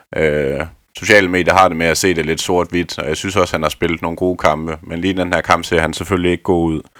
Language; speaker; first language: Danish; native; Danish